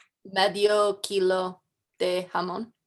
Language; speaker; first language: Spanish; non-native, learner; English